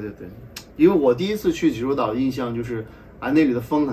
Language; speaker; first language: Chinese; native; Chinese